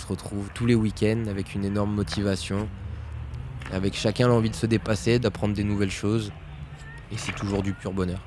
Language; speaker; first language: French; native; French